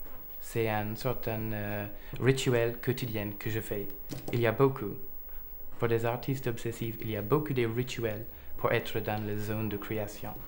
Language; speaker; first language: French; non-native, fluent; English